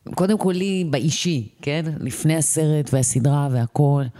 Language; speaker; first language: Hebrew; native; Hebrew